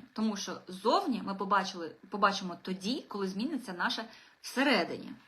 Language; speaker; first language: Ukrainian; non-native, local second language; Russian